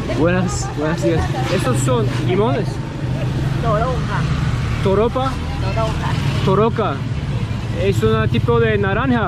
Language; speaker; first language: Spanish; non-native, learner; Turkish